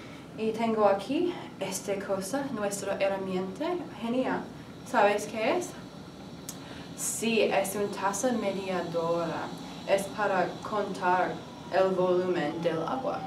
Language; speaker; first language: Spanish; non-native, learner; English